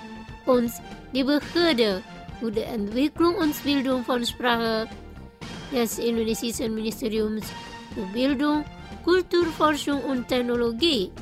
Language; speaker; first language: German; non-native, learner; Indonesian